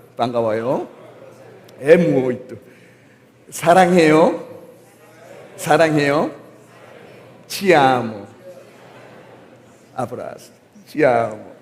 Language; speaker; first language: Portuguese; non-native, learner; Korean